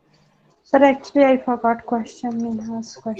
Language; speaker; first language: English; non-native, learner; Hindi